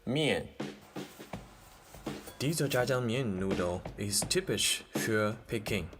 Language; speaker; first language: German; non-native, learner; Chinese